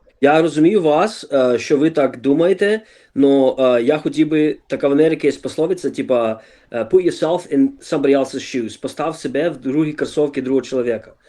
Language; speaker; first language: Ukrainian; early bilingual, other home language; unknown